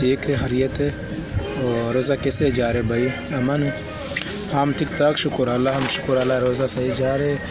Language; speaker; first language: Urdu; non-native, learner; Swahili